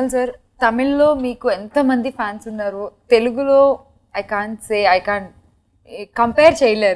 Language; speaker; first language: Telugu; native; Telugu